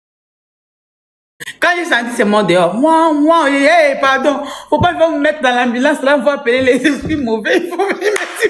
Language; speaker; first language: French; non-native, local second language; Lingala